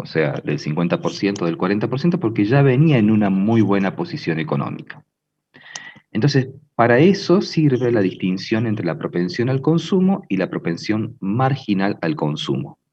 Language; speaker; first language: Spanish; native; Spanish